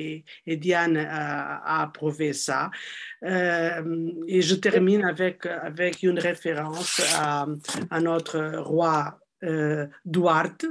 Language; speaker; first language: French; non-native, fluent; Portuguese